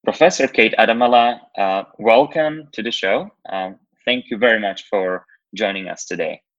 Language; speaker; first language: English; non-native, fluent; Slovak